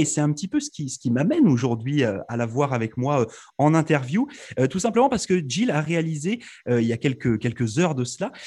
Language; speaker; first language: French; native; French